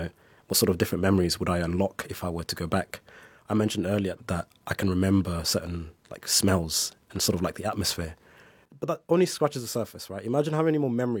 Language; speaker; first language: English; early bilingual, other home language; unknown